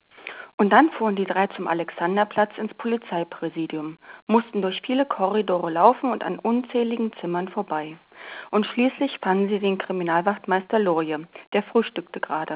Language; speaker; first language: German; native; German